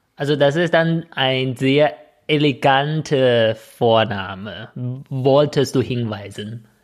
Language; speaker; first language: German; non-native, fluent; Chinese